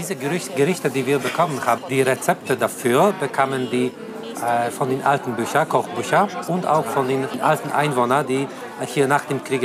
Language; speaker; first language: German; non-native, fluent; Polish